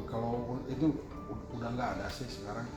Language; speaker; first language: Indonesian; native; Indonesian